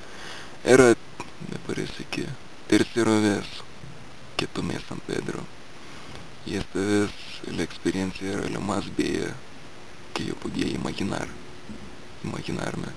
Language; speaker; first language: Spanish; non-native, fluent; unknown